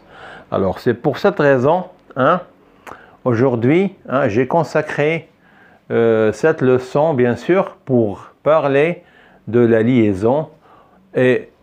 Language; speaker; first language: French; non-native, fluent; Arabic